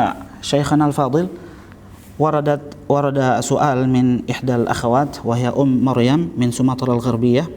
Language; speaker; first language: Arabic; non-native, fluent; Indonesian